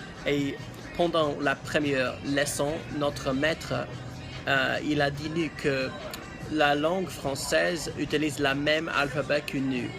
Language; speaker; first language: French; non-native, learner; English